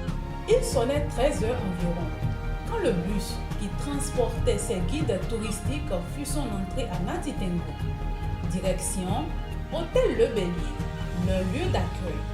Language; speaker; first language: French; native; French